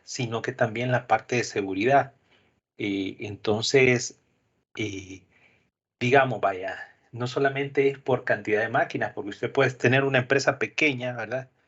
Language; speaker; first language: Spanish; native; Spanish